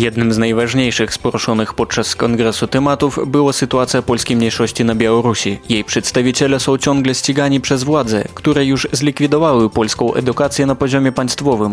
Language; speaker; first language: Polish; native; Polish